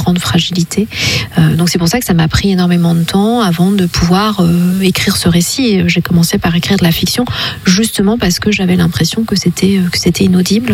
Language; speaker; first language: French; non-native, local second language; Kinyarwanda